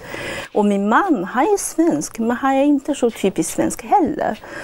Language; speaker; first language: Swedish; non-native, fluent; Chinese